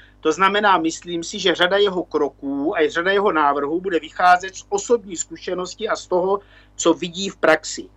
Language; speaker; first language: Czech; native; Czech